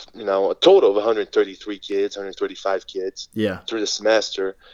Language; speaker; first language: English; non-native, fluent; Portuguese